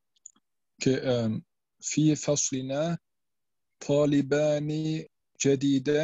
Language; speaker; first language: Arabic; non-native, learner; German